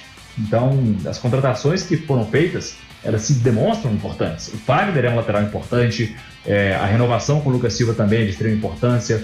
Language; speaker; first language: Portuguese; native; Portuguese